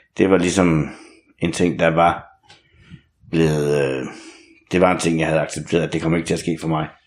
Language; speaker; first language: Danish; native; Danish